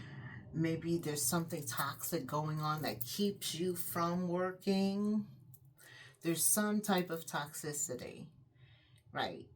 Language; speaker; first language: English; native; English